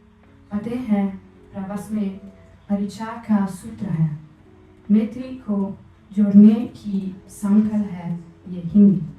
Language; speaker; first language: Hindi; non-native, learner; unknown